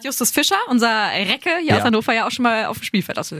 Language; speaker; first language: German; native; German